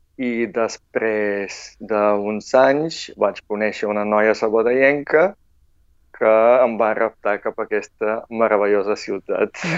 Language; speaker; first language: Catalan; non-native, fluent; Bulgarian